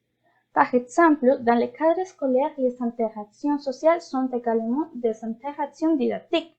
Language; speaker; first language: French; non-native, learner; Spanish